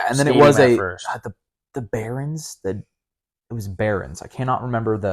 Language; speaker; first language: English; native; English